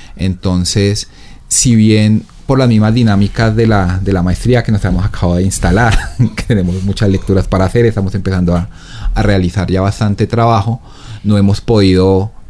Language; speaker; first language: Spanish; native; Spanish